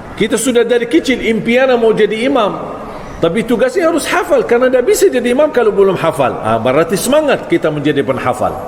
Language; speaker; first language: Malay; non-native, fluent; Arabic